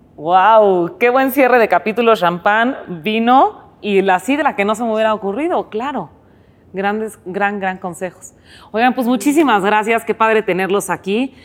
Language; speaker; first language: Spanish; native; Spanish